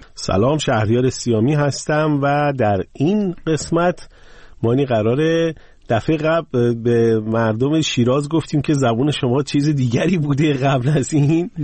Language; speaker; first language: Persian; non-native, local second language; Azerbaijani